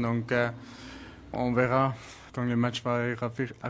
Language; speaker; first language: French; non-native, learner; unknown